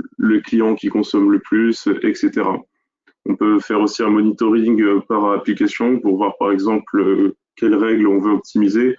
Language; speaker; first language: French; native; French